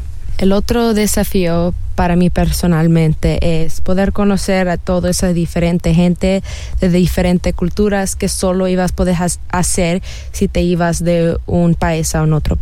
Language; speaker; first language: Spanish; early bilingual, heritage; Spanish